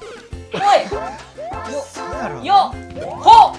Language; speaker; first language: Japanese; native; Japanese